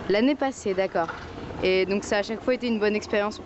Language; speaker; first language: French; native; French